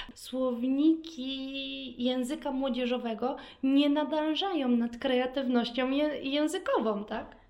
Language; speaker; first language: Polish; early bilingual, heritage; Polish